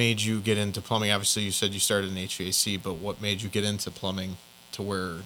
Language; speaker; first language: English; native; English